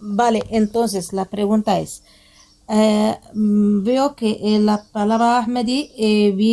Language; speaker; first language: Spanish; non-native, fluent; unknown